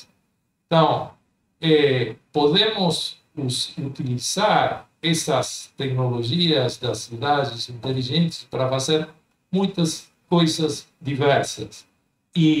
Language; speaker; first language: Portuguese; non-native, fluent; Spanish